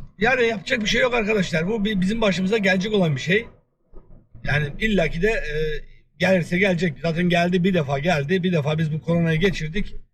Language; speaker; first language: Turkish; native; Turkish